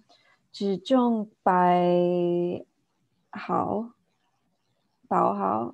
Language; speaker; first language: Chinese; non-native, learner; English